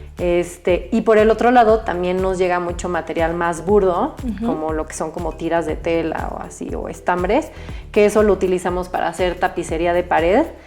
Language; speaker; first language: Spanish; native; Spanish